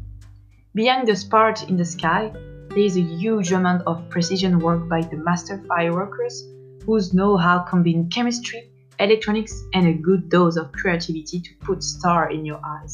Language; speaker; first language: English; non-native, fluent; French